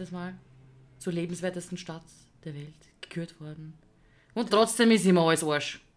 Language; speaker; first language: German; early bilingual, other home language; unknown